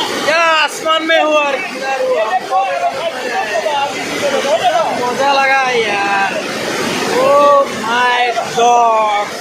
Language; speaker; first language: Hindi; non-native, local second language; Assamese